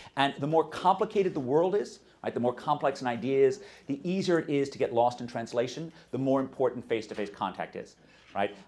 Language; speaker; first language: English; native; English